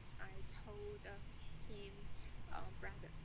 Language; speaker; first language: English; non-native, learner; Chinese